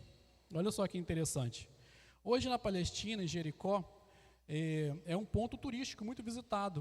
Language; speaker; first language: Portuguese; native; Portuguese